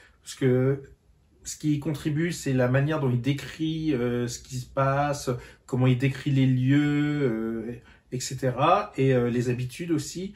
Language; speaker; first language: French; native; French